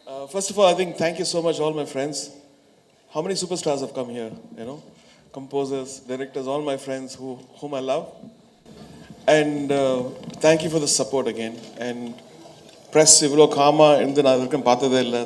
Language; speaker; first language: English; non-native, local second language; Tamil